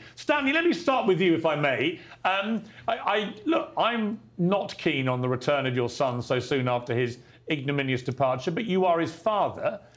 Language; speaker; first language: English; native; English